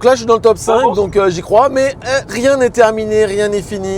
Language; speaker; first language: French; native; French